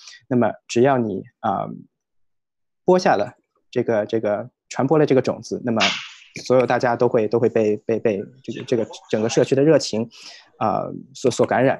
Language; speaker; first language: Chinese; native; Chinese